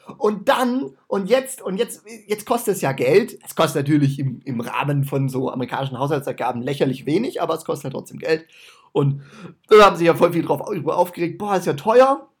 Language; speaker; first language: German; native; German